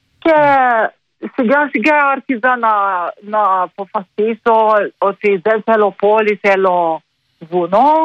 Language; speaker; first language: Greek; non-native, learner; Maltese